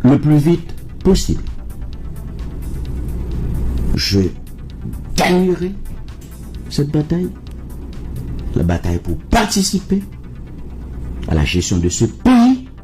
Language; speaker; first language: French; non-native, local second language; Haitian Creole